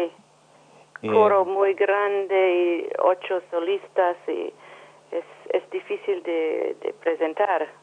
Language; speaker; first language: Spanish; non-native, learner; English